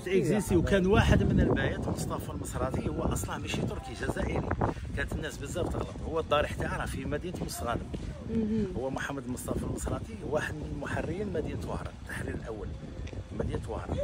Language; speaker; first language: Arabic; native; Arabic